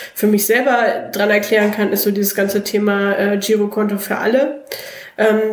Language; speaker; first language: German; native; German